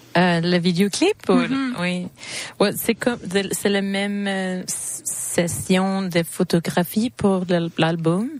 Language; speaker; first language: French; non-native, learner; Swedish